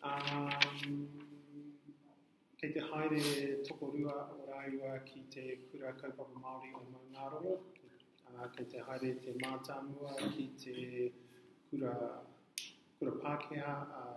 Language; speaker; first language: Māori; non-native, learner; English